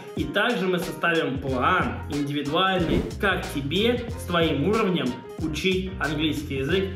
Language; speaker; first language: Russian; native; Russian